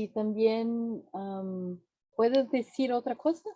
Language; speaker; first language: Spanish; non-native, fluent; Portuguese